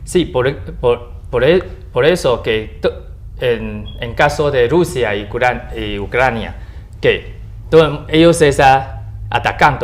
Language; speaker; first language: Spanish; non-native, learner; Chinese